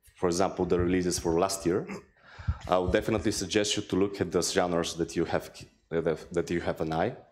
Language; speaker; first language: English; non-native, fluent; Bulgarian